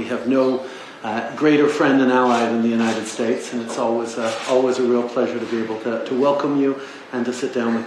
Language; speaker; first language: English; early bilingual, other home language; French